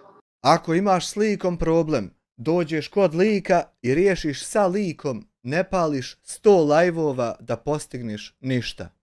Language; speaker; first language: Bosnian; native; Bosnian